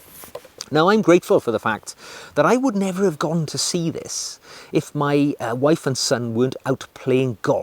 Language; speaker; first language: English; native; English